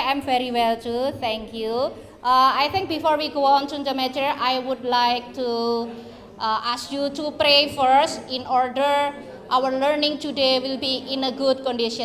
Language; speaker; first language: English; non-native, fluent; Indonesian